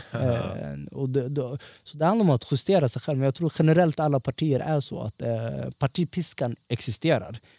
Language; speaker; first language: Swedish; early bilingual, other home language; Somali